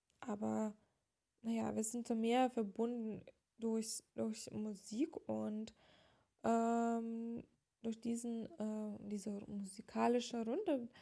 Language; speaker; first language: German; non-native, fluent; Lithuanian